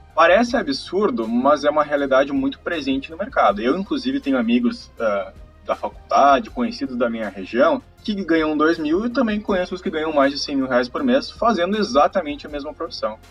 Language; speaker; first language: Portuguese; native; Portuguese